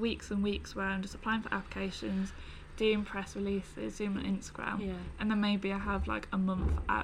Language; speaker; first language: English; native; English